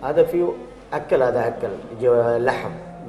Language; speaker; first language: Arabic; non-native, learner; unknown